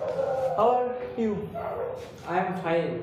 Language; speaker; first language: English; non-native, learner; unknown